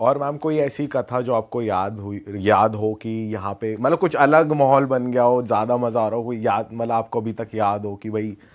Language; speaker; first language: Hindi; native; Hindi